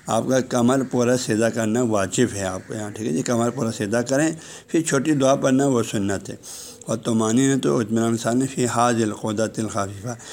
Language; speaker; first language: Urdu; non-native, local second language; Balti